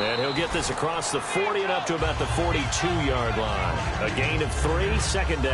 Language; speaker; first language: English; native; English